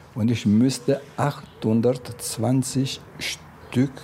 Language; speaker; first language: German; non-native, fluent; Italian